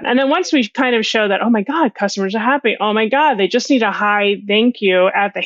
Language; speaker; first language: English; native; English